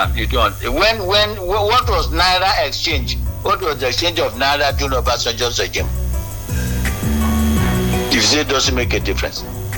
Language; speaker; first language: English; non-native, local second language; Yoruba